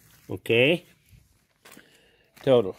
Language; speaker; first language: Spanish; non-native, learner; English